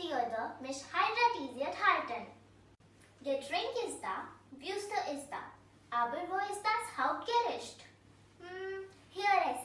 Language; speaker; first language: German; non-native, learner; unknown